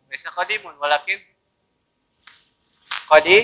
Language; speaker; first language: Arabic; non-native, fluent; Indonesian